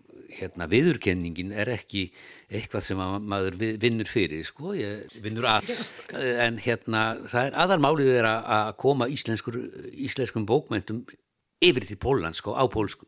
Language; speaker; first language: Icelandic; non-native, fluent; Polish